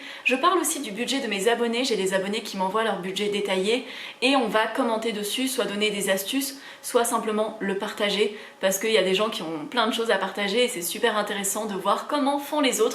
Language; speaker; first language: French; native; French